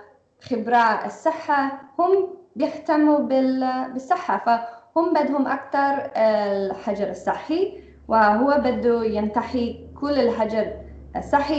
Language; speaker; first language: Arabic; non-native, fluent; English